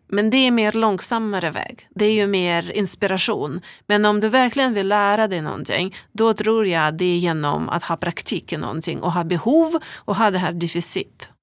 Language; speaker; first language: Swedish; non-native, fluent; Russian